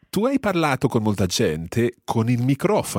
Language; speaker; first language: Italian; non-native, fluent; English